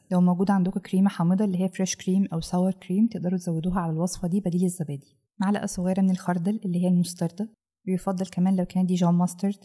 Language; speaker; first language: Arabic; native; Arabic